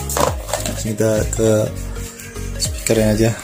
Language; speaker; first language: Indonesian; native; Indonesian